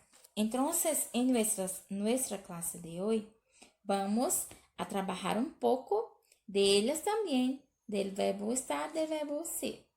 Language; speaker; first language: Spanish; non-native, learner; Portuguese